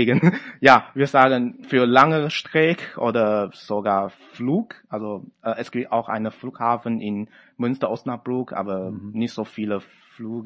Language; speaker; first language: German; non-native, fluent; Chinese